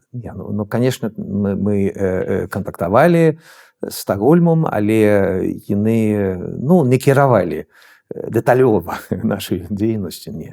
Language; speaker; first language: Russian; non-native, fluent; Swedish